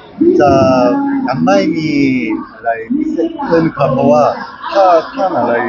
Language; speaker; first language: Thai; non-native, fluent; Korean